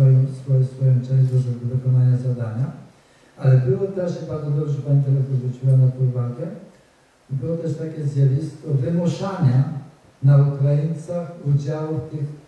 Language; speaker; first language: Polish; native; Polish